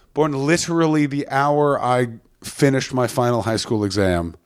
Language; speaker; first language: English; native; English